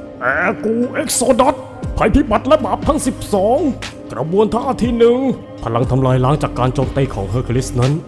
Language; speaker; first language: Thai; native; Thai